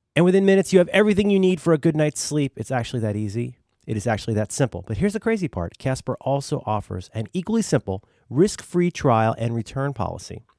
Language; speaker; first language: English; native; English